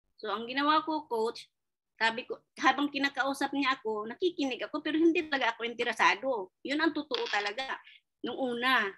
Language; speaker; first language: Filipino; non-native, local second language; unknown